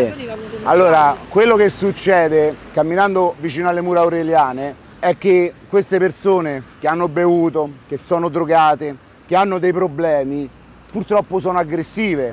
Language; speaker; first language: Italian; native; Italian